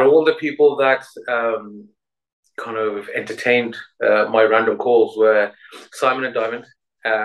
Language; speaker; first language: English; native; English